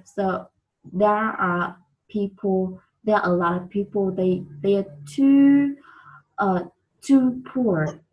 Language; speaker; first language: English; non-native, learner; Vietnamese